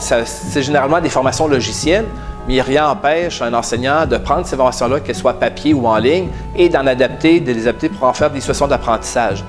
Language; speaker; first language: French; native; French